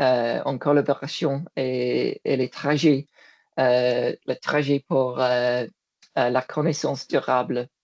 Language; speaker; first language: French; non-native, learner; English